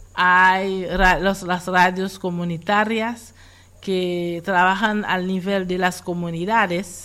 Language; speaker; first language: Spanish; non-native, fluent; Haitian Creole